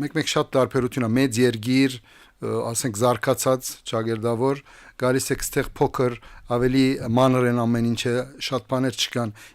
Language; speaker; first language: Armenian; native; Armenian